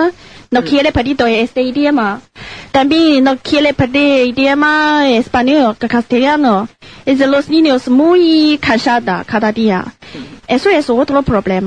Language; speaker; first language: Spanish; non-native, learner; Chinese